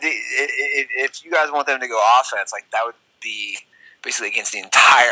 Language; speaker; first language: English; native; English